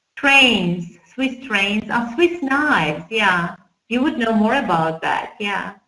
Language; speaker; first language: English; non-native, fluent; Armenian